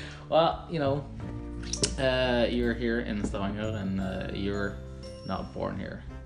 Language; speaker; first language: English; non-native, fluent; Norwegian